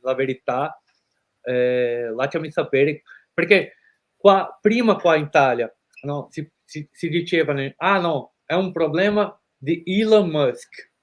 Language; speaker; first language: Italian; non-native, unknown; Portuguese